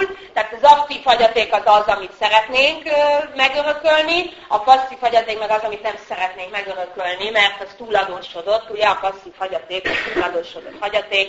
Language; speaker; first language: Hungarian; native; Hungarian